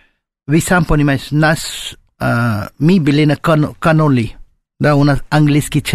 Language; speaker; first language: Russian; non-native, learner; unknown